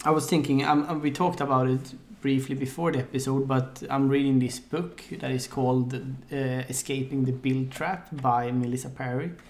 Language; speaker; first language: English; non-native, fluent; Swedish